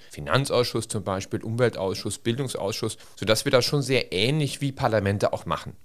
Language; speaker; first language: German; native; German